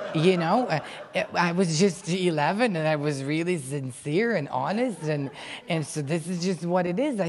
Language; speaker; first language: English; non-native, fluent; Ukrainian